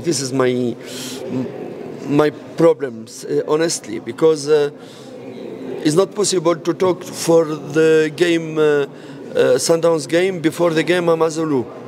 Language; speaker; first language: English; non-native, learner; Arabic